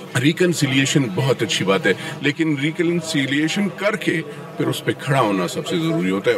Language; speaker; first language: Urdu; non-native, local second language; Pashto